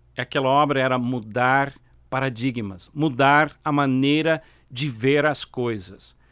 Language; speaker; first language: Portuguese; non-native, fluent; English